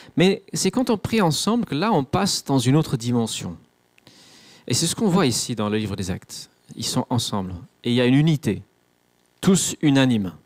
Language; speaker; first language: French; non-native, fluent; English